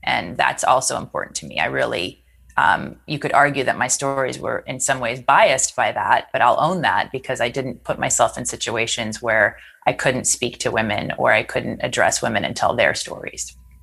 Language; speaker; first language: English; native; English